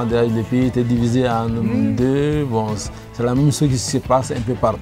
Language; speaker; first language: French; non-native, local second language; Bambara